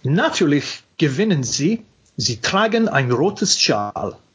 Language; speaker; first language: German; non-native, learner; English